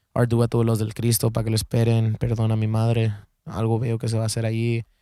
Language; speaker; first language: Spanish; early bilingual, heritage; Spanish